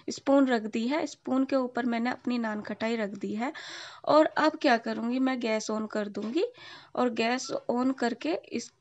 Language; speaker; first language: Hindi; native; Hindi